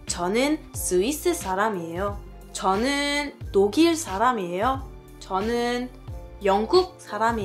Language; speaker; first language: Korean; non-native, fluent; French